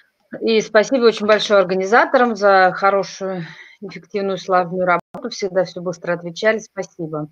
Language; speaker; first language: Russian; native; Russian